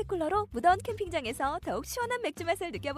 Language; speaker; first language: Korean; native; Korean